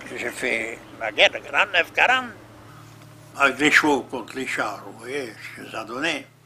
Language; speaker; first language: French; non-native, local second language; Swiss German